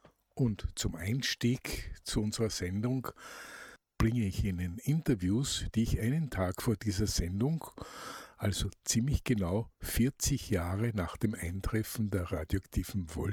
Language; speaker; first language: German; native; German